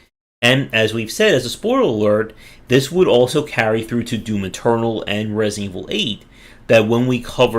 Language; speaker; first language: English; native; English